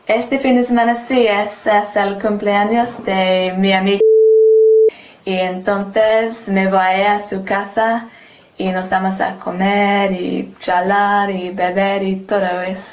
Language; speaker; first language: Spanish; non-native, learner; English